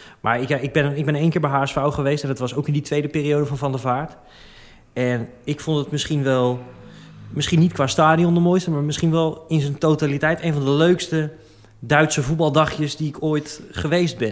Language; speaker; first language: Dutch; native; Dutch